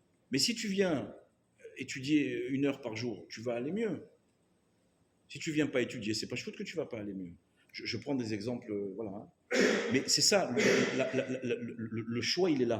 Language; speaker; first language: French; native; French